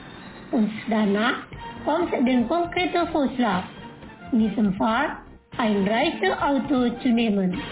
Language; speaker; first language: German; non-native, fluent; Indonesian